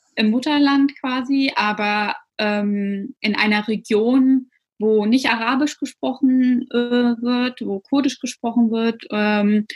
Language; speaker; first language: German; early bilingual, other home language; Russian